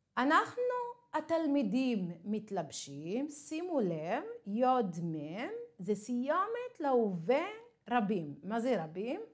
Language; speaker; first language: Hebrew; non-native, local second language; Arabic